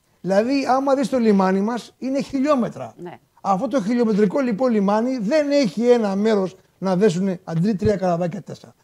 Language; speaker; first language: Greek; native; Greek